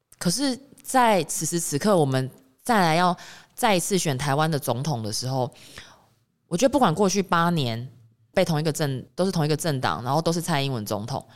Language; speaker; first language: Chinese; native; Chinese